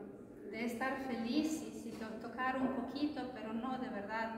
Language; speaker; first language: Spanish; non-native, fluent; Croatian